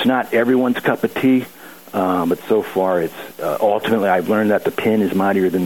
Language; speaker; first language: English; native; English